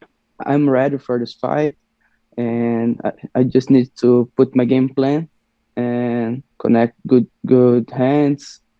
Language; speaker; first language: English; non-native, learner; Portuguese